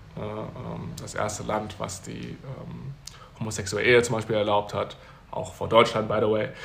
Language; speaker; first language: German; early bilingual, other home language; Chinese